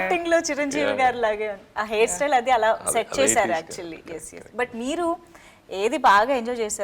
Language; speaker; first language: Telugu; native; Telugu